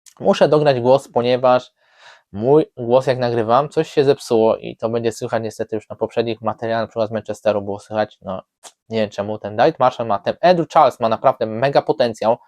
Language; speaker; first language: Polish; native; Polish